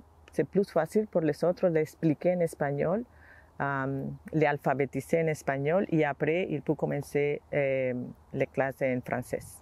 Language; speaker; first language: French; non-native, learner; Spanish